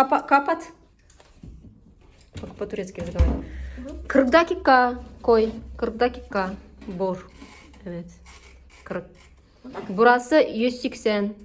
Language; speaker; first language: Turkish; non-native, learner; Russian